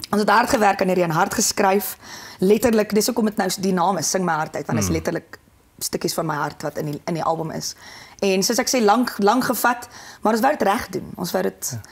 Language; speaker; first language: Afrikaans; native; Afrikaans